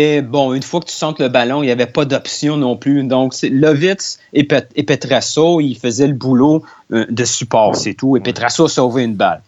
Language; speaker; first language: French; native; French